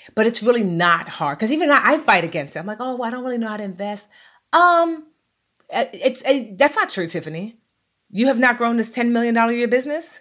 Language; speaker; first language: English; early bilingual, other home language; Yoruba